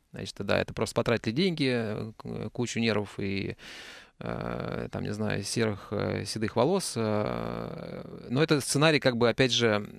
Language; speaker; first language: Russian; native; Russian